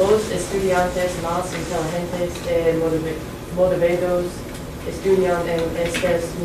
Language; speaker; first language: Spanish; non-native, learner; English